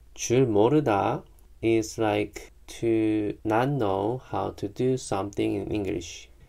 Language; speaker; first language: English; non-native, fluent; Korean